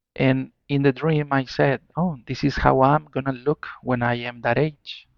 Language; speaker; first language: English; non-native, fluent; Spanish